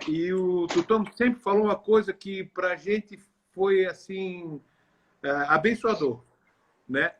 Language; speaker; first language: Portuguese; native; Portuguese